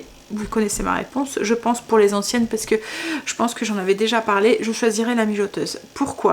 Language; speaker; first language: French; native; French